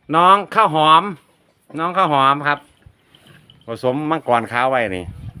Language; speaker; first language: Thai; native; Thai